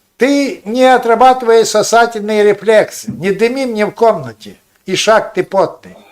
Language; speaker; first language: Russian; non-native, local second language; Ukrainian